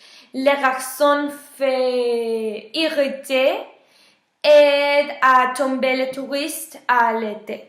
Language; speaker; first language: French; non-native, learner; Spanish